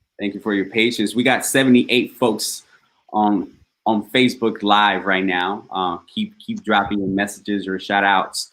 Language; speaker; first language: English; early bilingual, other home language; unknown